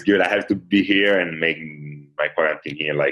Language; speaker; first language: English; non-native, fluent; Italian